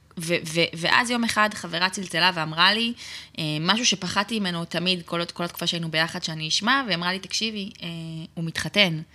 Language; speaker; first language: Hebrew; native; Hebrew